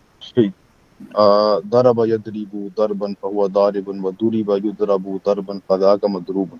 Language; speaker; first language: Arabic; non-native, learner; Urdu